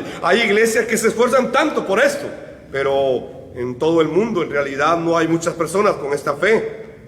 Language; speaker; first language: Spanish; native; Spanish